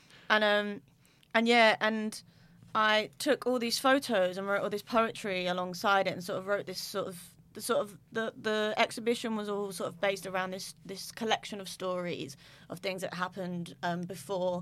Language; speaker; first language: English; native; English